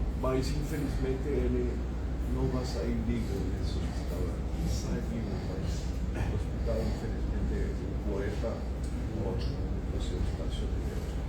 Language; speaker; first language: Portuguese; non-native, fluent; Spanish